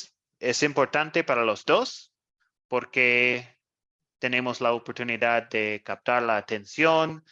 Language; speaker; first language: Spanish; non-native, fluent; English